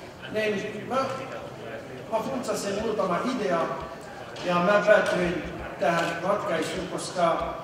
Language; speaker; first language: Finnish; non-native, fluent; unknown